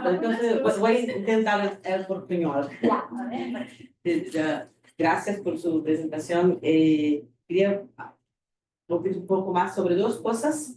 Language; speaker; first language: Spanish; non-native, fluent; Portuguese